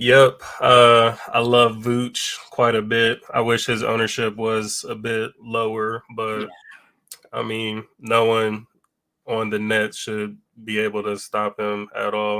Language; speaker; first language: English; native; English